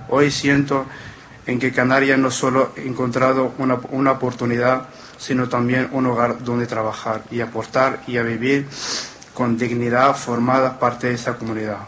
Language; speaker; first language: Spanish; non-native, fluent; Arabic